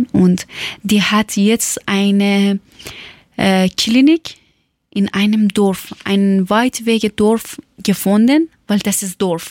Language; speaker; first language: German; non-native, learner; Persian